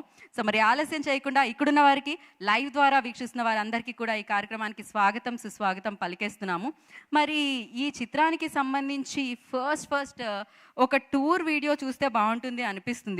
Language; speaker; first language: Telugu; native; Telugu